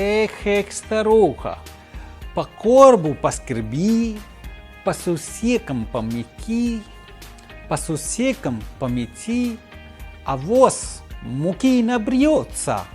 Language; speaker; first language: Russian; non-native, fluent; Hindi